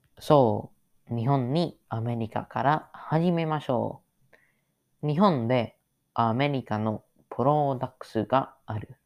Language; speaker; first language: Japanese; non-native, learner; English